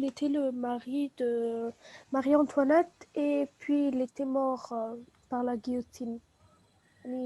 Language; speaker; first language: French; non-native, learner; Arabic